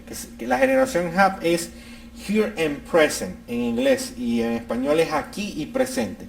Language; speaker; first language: Spanish; native; Spanish